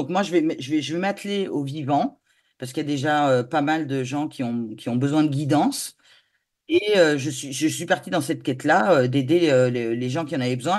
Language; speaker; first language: French; native; French